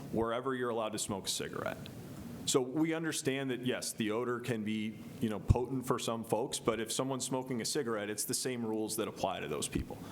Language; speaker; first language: English; native; English